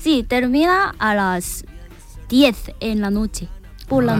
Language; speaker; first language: Spanish; non-native, learner; Korean